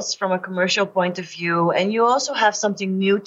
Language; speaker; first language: English; non-native, local second language; Filipino